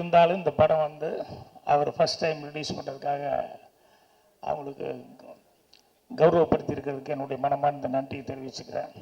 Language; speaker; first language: Tamil; native; Tamil